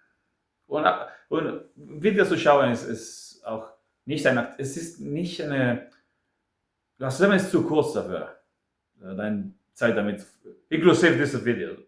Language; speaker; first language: German; non-native, fluent; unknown